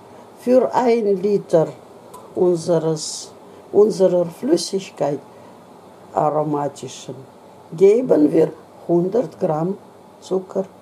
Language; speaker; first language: German; non-native, local second language; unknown